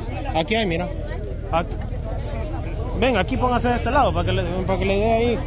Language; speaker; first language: Spanish; native; Spanish